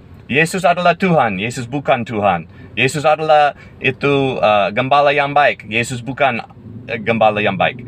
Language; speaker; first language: Indonesian; non-native, fluent; English